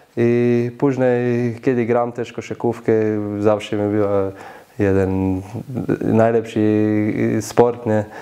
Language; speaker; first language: Polish; non-native, learner; Slovenian